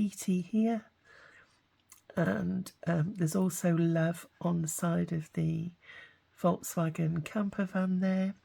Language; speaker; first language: English; native; English